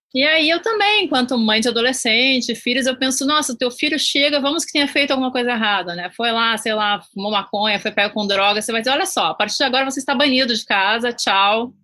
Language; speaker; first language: Portuguese; native; Portuguese